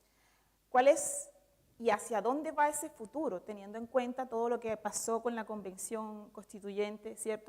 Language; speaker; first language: Spanish; native; Spanish